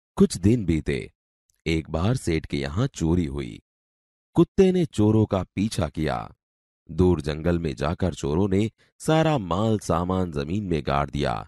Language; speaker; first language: Hindi; non-native, local second language; Gujarati